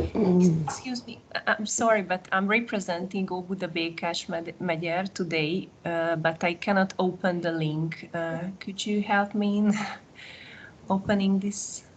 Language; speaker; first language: English; non-native, fluent; Hungarian